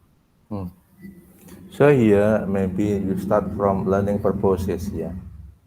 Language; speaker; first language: English; non-native, learner; Indonesian